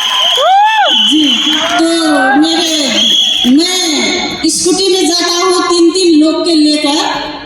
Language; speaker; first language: Hindi; non-native, learner; Nepali